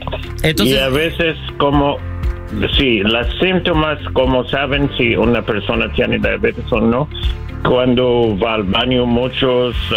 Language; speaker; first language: Spanish; non-native, learner; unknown